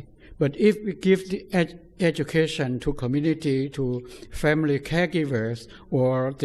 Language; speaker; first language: English; non-native, fluent; Thai